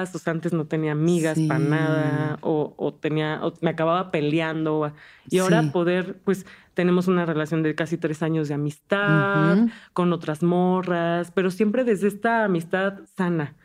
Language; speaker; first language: Spanish; native; Spanish